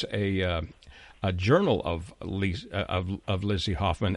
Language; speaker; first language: English; native; English